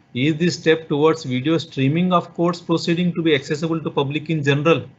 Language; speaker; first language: English; non-native, local second language; Marathi